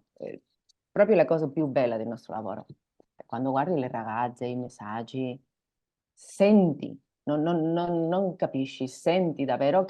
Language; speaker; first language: Italian; non-native, learner; Spanish